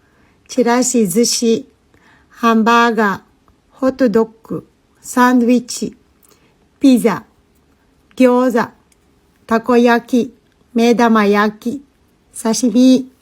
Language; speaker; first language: Japanese; non-native, fluent; Filipino